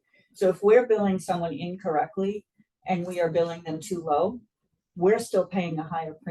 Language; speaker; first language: English; native; English